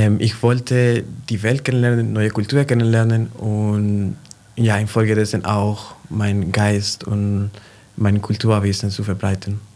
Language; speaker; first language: German; non-native, fluent; Spanish